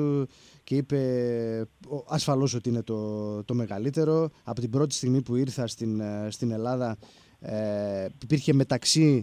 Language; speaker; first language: Greek; native; Greek